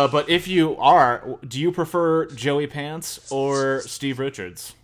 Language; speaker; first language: English; native; English